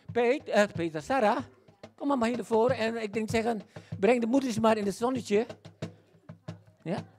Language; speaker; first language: Dutch; non-native, fluent; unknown